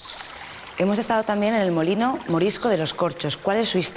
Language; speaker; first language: Spanish; native; Spanish